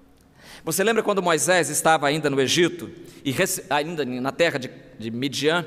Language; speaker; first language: Portuguese; native; Portuguese